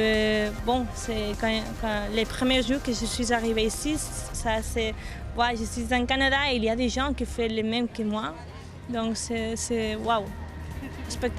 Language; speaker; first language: French; non-native, learner; Catalan